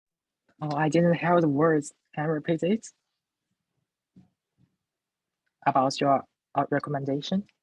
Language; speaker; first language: English; non-native, learner; Chinese